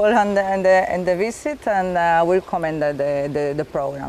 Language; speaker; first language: English; non-native, learner; Spanish